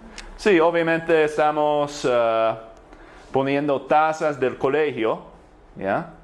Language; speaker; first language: Spanish; non-native, fluent; English